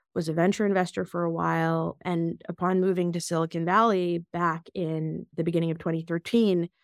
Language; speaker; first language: English; early bilingual, other home language; Russian